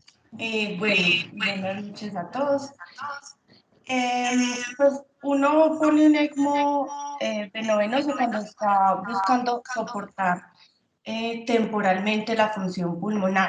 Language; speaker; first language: Spanish; native; Spanish